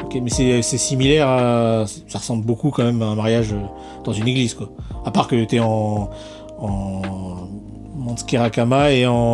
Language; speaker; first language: French; native; French